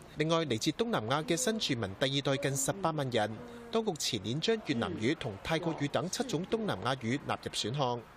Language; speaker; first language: Chinese; non-native, local second language; Cantonese